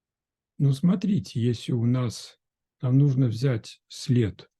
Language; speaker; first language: Russian; native; Russian